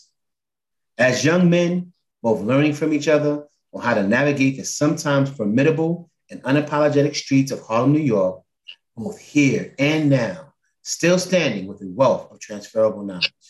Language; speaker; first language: English; native; English